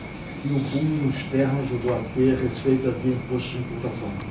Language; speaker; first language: Portuguese; native; Portuguese